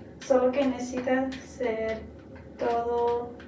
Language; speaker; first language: Spanish; non-native, learner; English